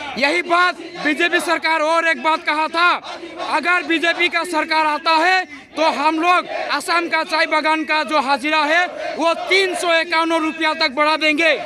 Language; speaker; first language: Hindi; non-native, local second language; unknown